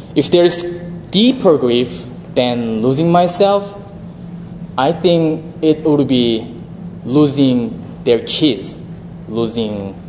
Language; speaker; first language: English; non-native, fluent; Korean